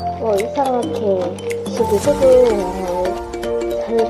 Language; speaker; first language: Korean; native; Korean